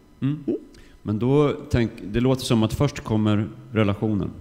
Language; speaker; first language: Swedish; native; Swedish